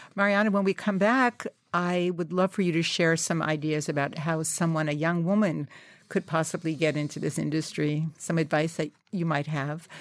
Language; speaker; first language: English; native; English